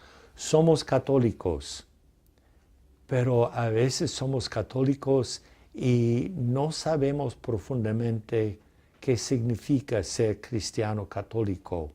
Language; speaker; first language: Spanish; non-native, fluent; English